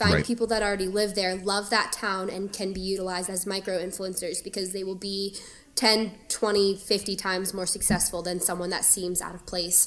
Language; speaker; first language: English; native; English